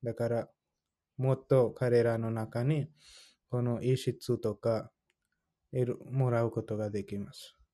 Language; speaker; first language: Japanese; non-native, fluent; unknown